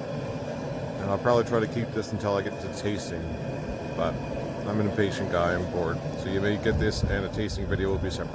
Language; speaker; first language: English; native; English